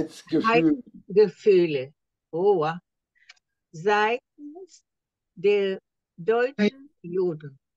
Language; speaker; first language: German; non-native, learner; Hebrew